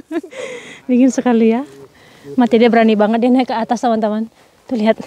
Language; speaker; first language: Indonesian; native; Indonesian